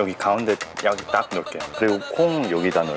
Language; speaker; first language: Korean; early bilingual, heritage; English